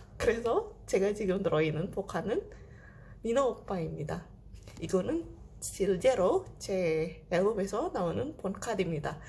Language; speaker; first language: Korean; non-native, fluent; Indonesian